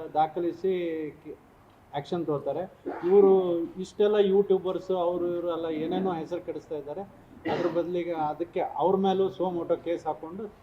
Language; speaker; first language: Kannada; non-native, local second language; Tulu